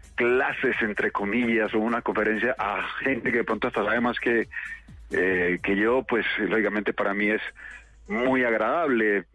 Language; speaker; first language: Spanish; native; Spanish